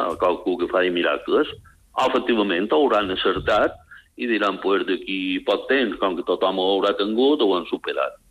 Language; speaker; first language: Catalan; native; Catalan